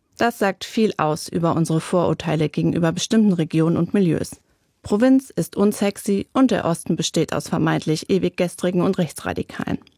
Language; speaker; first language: German; native; German